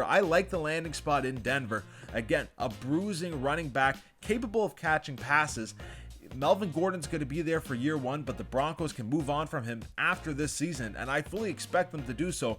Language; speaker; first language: English; native; English